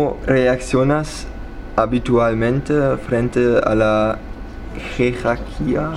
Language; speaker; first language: Spanish; non-native, learner; German